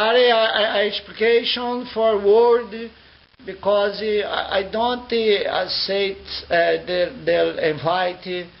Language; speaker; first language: English; non-native, learner; Portuguese